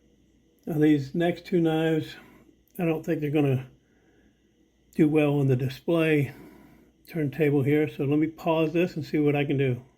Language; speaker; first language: English; native; English